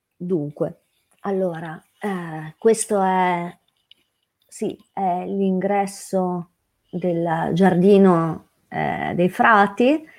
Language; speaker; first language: Italian; native; Italian